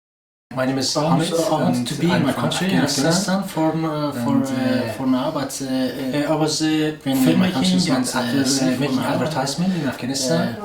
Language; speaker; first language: English; non-native, learner; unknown